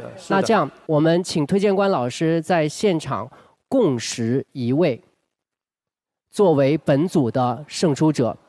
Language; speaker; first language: Chinese; native; Chinese